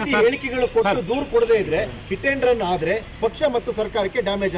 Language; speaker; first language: Kannada; native; Kannada